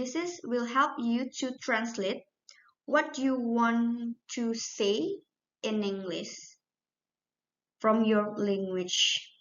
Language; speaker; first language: English; non-native, learner; Indonesian